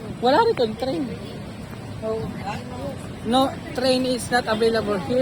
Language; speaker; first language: English; non-native, learner; Filipino